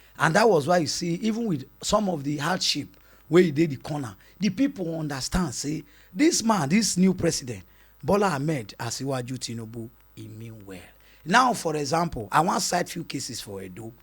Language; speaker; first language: Nigerian Pidgin; non-native, local second language; Bini